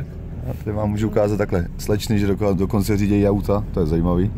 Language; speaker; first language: Czech; native; Czech